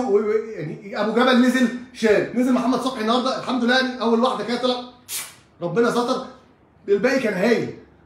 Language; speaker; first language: Arabic; native; Arabic